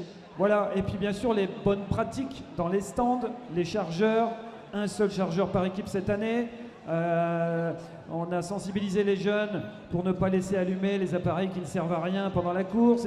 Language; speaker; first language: French; native; French